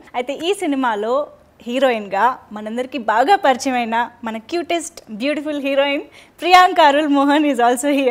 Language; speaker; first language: Telugu; native; Telugu